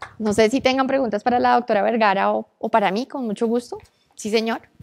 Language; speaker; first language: Spanish; native; Spanish